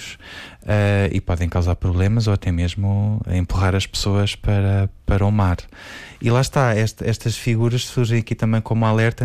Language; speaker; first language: Portuguese; native; Portuguese